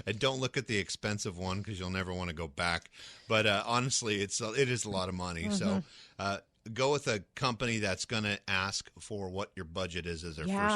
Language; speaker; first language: English; native; English